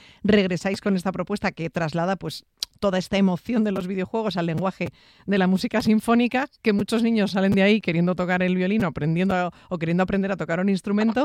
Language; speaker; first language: Spanish; native; Spanish